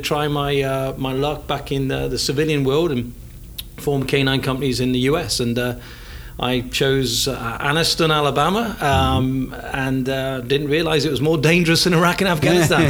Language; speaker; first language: English; native; English